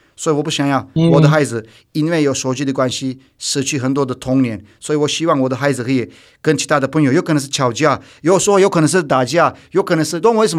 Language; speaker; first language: Chinese; non-native, fluent; Turkish